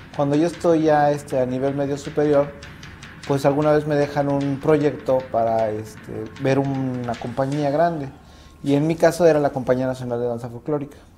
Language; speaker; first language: Spanish; native; Spanish